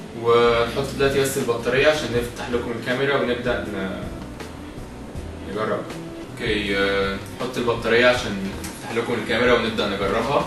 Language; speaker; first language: Arabic; native; Arabic